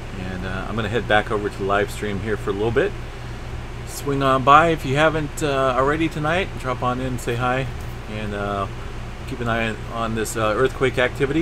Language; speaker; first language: English; native; English